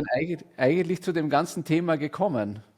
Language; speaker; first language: German; native; German